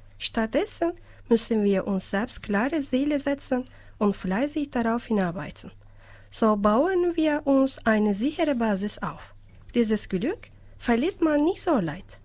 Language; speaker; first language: German; non-native, fluent; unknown